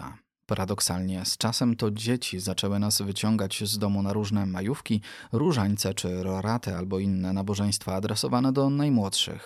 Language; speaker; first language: Polish; native; Polish